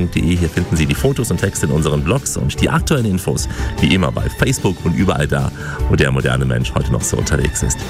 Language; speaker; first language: German; native; German